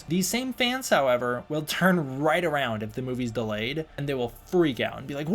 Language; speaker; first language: English; native; English